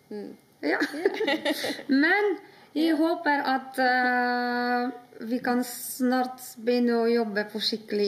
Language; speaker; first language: Norwegian; non-native, fluent; Polish